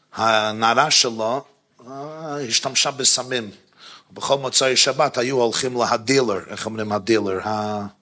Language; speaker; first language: Hebrew; non-native, fluent; English